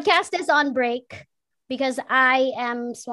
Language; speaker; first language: English; non-native, local second language; Filipino